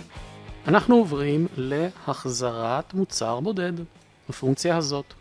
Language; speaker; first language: Hebrew; native; Hebrew